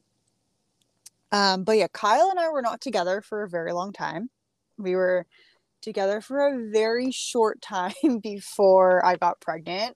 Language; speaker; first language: English; native; English